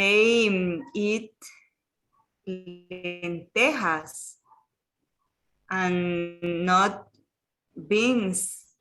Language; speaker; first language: English; non-native, learner; Spanish